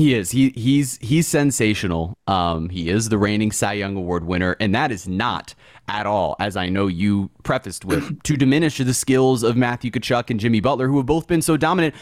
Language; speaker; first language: English; native; English